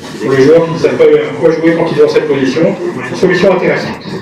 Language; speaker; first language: French; native; French